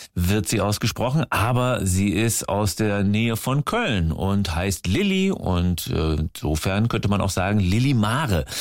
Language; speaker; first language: German; native; German